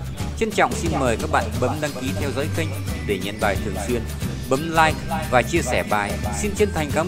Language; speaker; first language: Vietnamese; native; Vietnamese